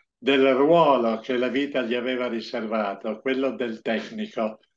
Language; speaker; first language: Italian; non-native, local second language; Friulian